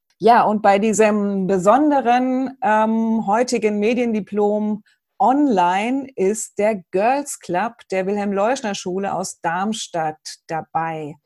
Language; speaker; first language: German; native; German